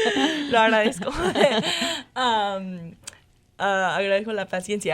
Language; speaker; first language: Spanish; non-native, fluent; English